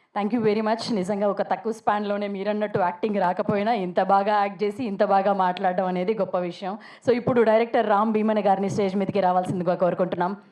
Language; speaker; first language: Telugu; native; Telugu